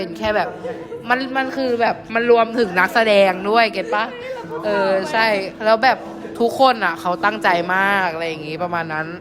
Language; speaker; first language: Thai; native; Thai